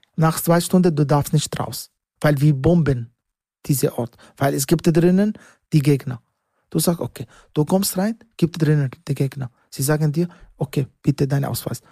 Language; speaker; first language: German; non-native, learner; Arabic